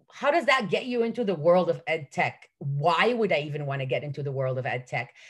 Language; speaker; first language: English; non-native, fluent; Hebrew